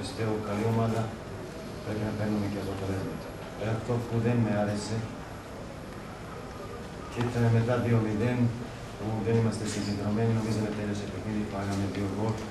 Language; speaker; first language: Greek; non-native, fluent; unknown